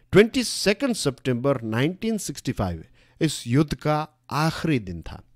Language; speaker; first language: Hindi; non-native, local second language; Gujarati